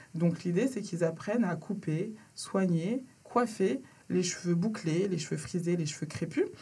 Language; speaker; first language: French; early bilingual, other home language; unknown